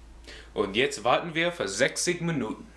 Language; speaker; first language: German; non-native, learner; English